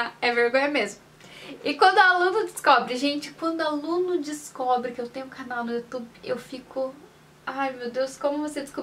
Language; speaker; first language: Portuguese; native; Portuguese